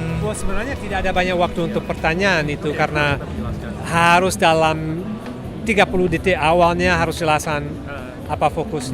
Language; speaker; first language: Indonesian; non-native, fluent; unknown